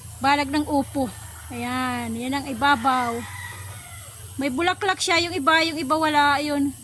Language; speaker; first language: Filipino; non-native, local second language; Waray